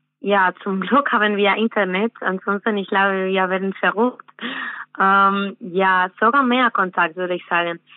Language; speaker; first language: German; non-native, fluent; Spanish